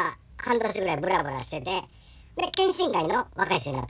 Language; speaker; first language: Japanese; native; Japanese